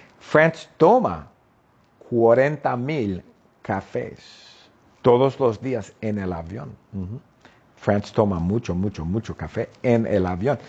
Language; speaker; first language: Spanish; non-native, fluent; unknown